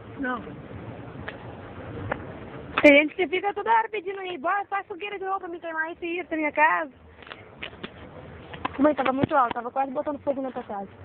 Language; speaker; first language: Portuguese; native; Portuguese